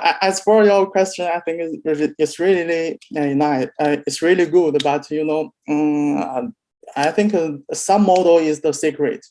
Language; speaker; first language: English; non-native, learner; Chinese